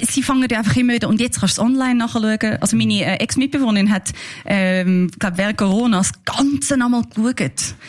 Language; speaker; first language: German; native; German